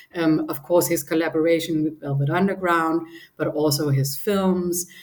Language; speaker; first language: English; non-native, fluent; Danish